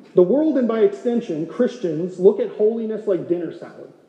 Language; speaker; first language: English; native; English